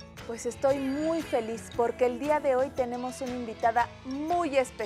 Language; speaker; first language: Spanish; native; Spanish